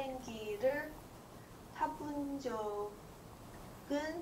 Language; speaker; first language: Korean; non-native, learner; English